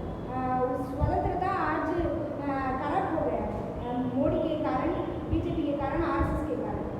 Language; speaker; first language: Hindi; non-native, local second language; Tamil